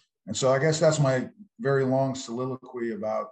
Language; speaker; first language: English; native; English